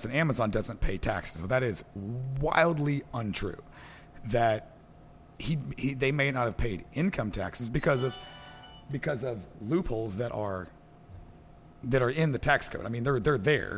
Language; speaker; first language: English; native; English